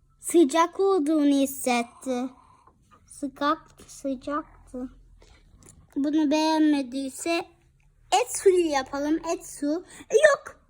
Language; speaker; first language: Turkish; early bilingual, heritage; Turkish